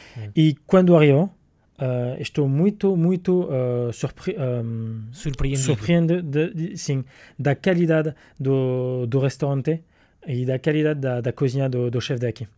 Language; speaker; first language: Portuguese; non-native, learner; French